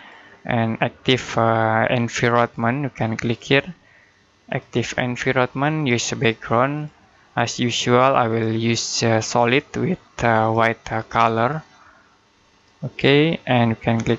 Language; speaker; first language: English; non-native, learner; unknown